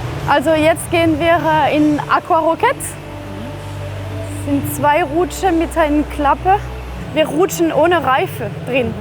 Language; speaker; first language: German; non-native, fluent; French